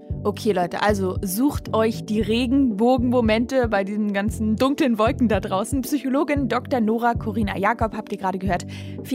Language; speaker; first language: German; native; German